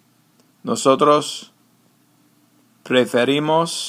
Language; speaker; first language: Spanish; non-native, fluent; English